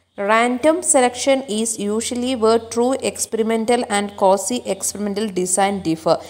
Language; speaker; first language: English; non-native, local second language; Malayalam